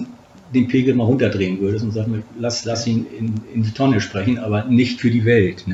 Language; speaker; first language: German; native; German